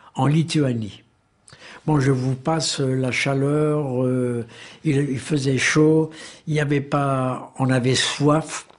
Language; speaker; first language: French; native; French